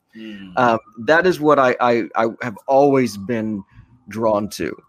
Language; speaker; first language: English; native; English